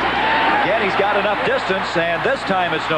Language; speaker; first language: English; native; English